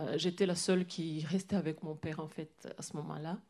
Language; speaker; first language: French; non-native, local second language; Kinyarwanda